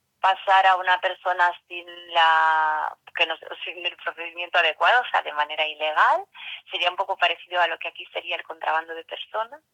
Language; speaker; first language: Spanish; native; Spanish